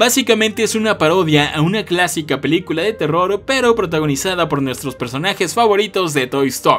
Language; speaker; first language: Spanish; native; Spanish